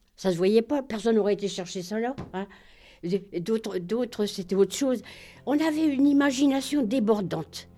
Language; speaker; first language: French; native; French